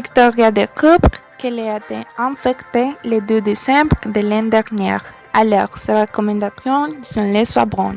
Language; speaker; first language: French; non-native, learner; Spanish